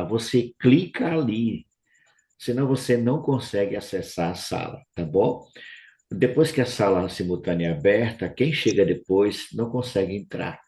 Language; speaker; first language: Portuguese; native; Portuguese